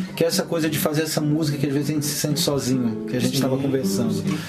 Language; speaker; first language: Portuguese; native; Portuguese